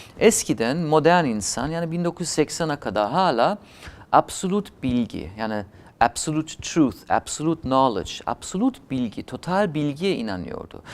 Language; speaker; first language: Turkish; non-native, fluent; German